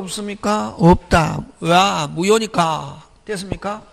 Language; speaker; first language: Korean; native; Korean